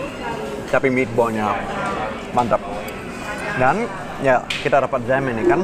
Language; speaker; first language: Indonesian; non-native, fluent; German